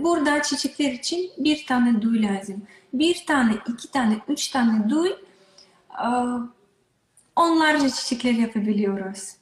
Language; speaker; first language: Turkish; non-native, learner; Russian